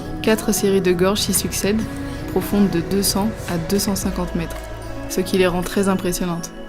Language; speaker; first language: French; native; French